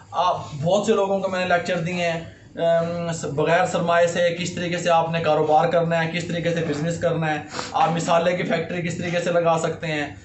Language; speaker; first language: Urdu; non-native, local second language; Punjabi